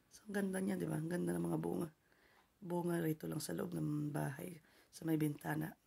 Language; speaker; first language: Filipino; native; Filipino